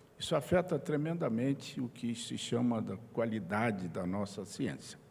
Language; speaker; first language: Portuguese; native; Portuguese